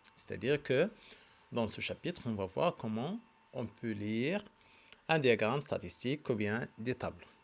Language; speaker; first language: French; non-native, local second language; Arabic